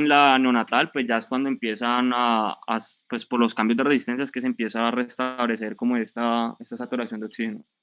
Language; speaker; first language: Spanish; native; Spanish